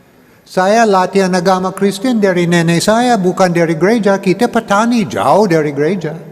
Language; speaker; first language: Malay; non-native, learner; English